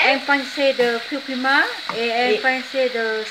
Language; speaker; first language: French; non-native, fluent; Vietnamese